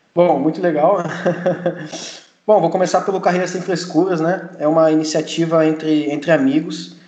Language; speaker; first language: Portuguese; early bilingual, heritage; Portuguese